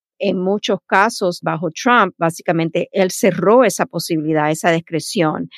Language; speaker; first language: Spanish; early bilingual, heritage; Spanish